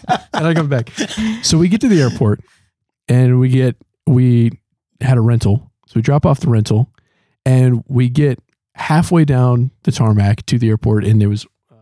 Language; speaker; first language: English; native; English